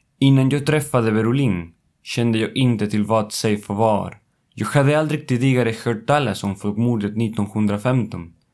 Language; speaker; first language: Swedish; non-native, fluent; Spanish